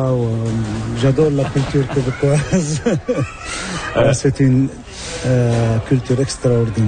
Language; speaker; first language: French; non-native, local second language; Arabic